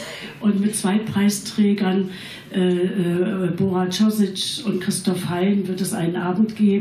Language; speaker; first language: German; native; German